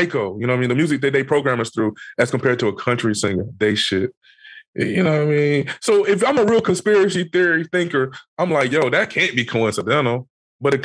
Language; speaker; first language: English; native; English